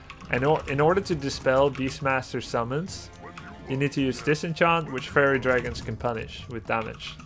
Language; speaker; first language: English; non-native, fluent; Dutch